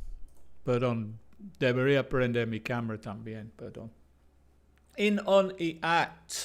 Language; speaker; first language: Spanish; non-native, fluent; English